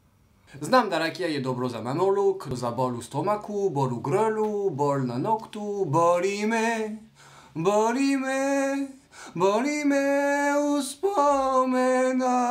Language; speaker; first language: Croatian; non-native, learner; French